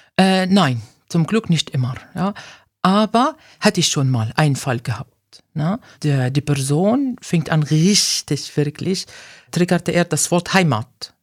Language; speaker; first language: German; non-native, fluent; Arabic